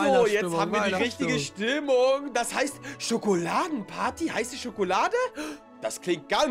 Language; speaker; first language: German; native; German